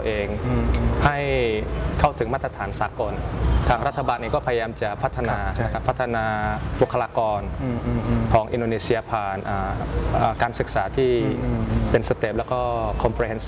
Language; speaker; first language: Thai; early bilingual, other home language; Indonesian